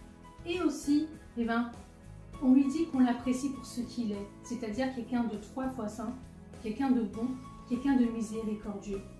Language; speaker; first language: French; native; French